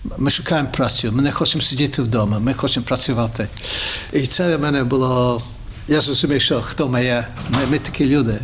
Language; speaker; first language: Ukrainian; early bilingual, heritage; Ukrainian